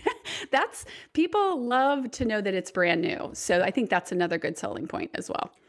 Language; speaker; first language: English; native; English